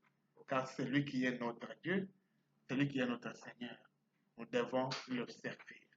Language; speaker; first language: French; non-native, fluent; Portuguese